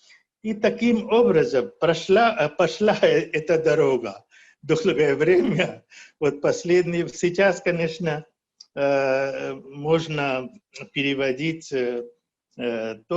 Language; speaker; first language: Russian; non-native, fluent; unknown